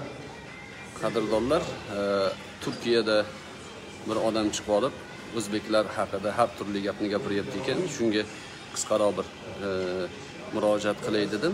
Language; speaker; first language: Turkish; non-native, learner; Uzbek